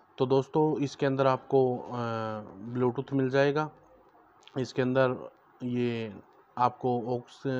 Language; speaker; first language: Hindi; native; Hindi